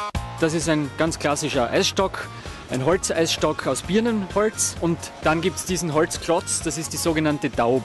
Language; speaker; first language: German; native; German